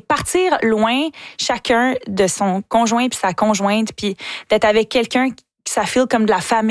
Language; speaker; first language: French; native; French